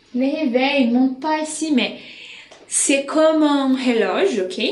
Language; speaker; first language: French; non-native, fluent; Portuguese